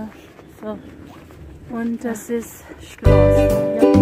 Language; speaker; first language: German; non-native, learner; Cebuano